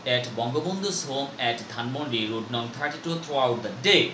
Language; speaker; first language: English; non-native, local second language; Bangla